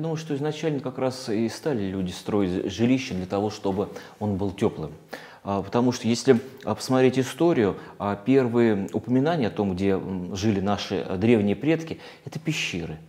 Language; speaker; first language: Russian; native; Russian